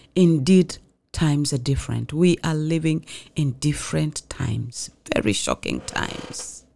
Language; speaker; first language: English; non-native, local second language; Swahili